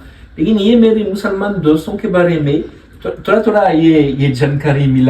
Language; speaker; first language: Hindi; non-native, learner; French